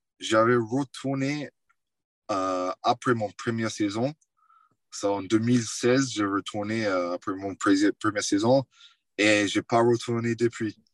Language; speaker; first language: French; non-native, fluent; English